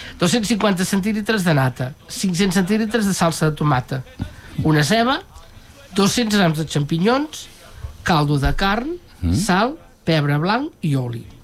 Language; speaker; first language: Catalan; native; Catalan